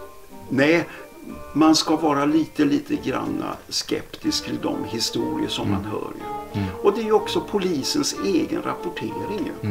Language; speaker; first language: Swedish; native; Swedish